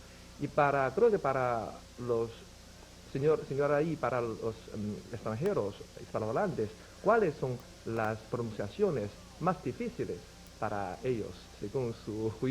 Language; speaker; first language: Spanish; non-native, fluent; Chinese